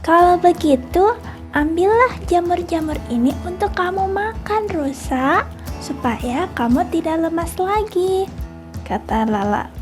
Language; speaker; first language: Indonesian; native; Indonesian